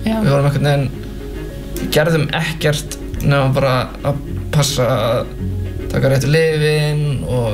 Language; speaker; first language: Icelandic; native; Icelandic